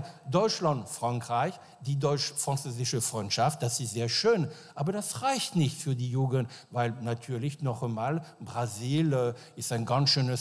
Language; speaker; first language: German; non-native, fluent; French